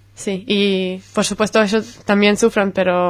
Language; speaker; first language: Spanish; non-native, learner; Hebrew